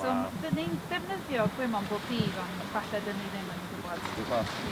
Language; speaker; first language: Welsh; non-native, local second language; English